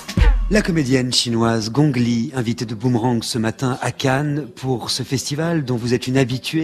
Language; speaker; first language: French; native; French